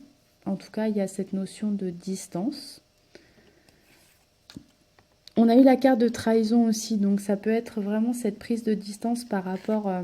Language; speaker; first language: French; native; French